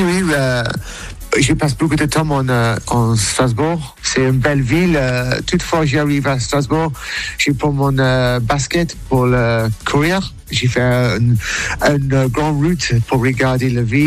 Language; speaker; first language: French; non-native, learner; English